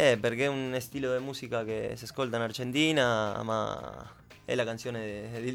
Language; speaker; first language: Italian; non-native, learner; Spanish